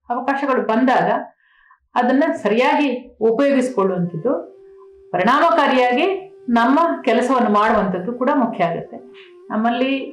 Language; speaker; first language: Kannada; native; Kannada